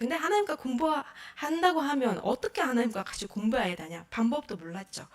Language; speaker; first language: Korean; non-native, fluent; Mongolian